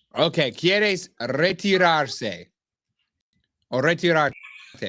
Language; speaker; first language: Spanish; non-native, learner; English